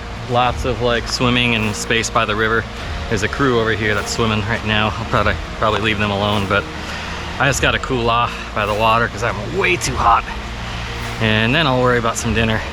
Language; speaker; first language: English; native; English